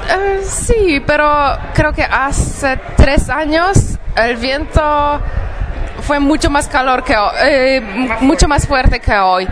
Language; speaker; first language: Spanish; non-native, fluent; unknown